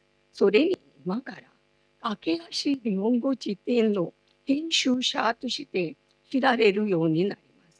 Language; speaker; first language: Japanese; non-native, fluent; Marathi